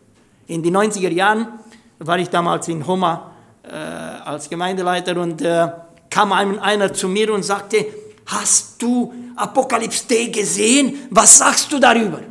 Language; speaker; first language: German; non-native, fluent; Romanian